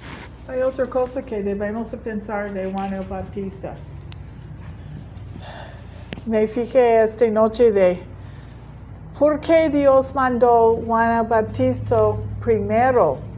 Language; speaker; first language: Spanish; non-native, learner; English